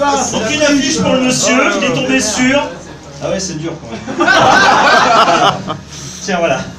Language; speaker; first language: French; native; French